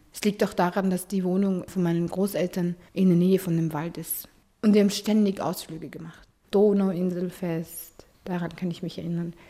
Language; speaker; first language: German; early bilingual, other home language; Arabic